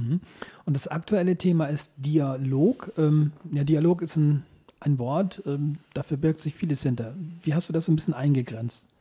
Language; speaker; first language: German; native; German